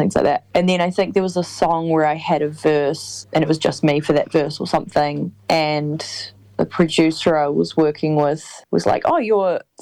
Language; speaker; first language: English; native; English